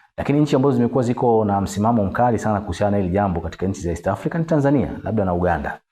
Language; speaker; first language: Swahili; native; Swahili